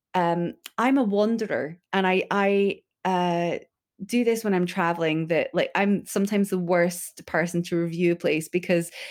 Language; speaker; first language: English; early bilingual, other home language; Urdu